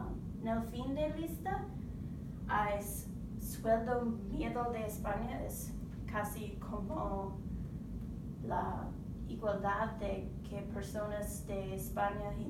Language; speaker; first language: Spanish; non-native, learner; English